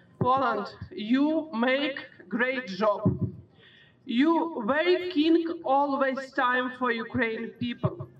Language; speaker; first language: English; non-native, learner; Ukrainian